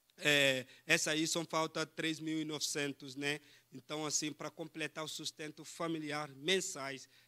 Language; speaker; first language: Portuguese; non-native, fluent; Fula